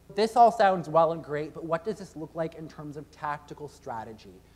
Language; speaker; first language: English; native; English